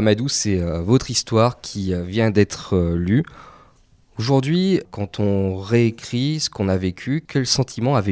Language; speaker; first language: French; native; French